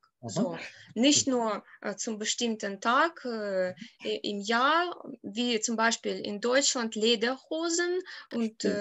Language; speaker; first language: German; non-native, fluent; Ukrainian